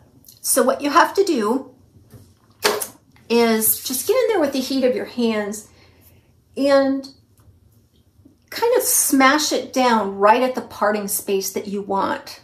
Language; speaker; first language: English; native; English